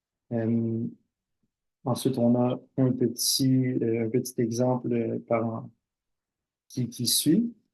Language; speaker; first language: French; native; French